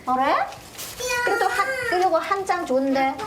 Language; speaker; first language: Korean; non-native, learner; Khmer